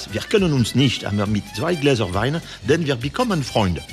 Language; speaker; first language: German; non-native, fluent; French